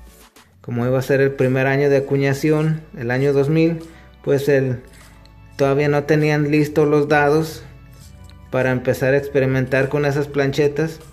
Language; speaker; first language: Spanish; native; Spanish